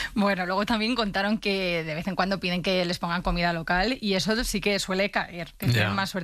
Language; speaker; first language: Spanish; native; Spanish